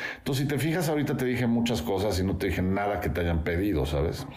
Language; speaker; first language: Spanish; native; Spanish